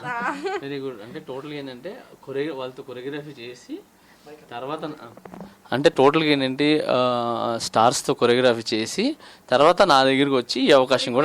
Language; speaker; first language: Telugu; native; Telugu